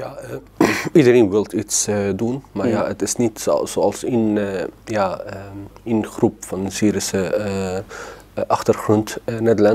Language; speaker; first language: Dutch; non-native, learner; Arabic